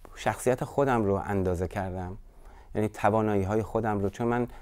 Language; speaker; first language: Persian; native; Persian